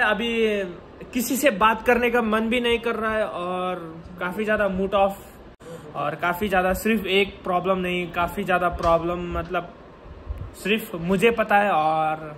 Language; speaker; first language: Hindi; non-native, local second language; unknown